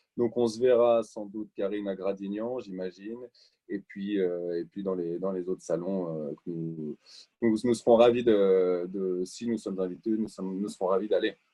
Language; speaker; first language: French; native; French